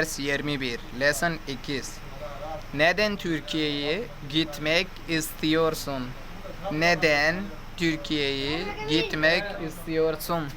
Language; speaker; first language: Turkish; non-native, learner; Urdu